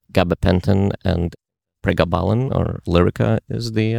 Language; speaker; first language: English; early bilingual, other home language; Russian